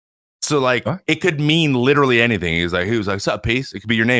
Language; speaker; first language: English; native; English